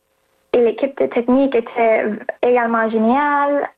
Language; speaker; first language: French; non-native, local second language; English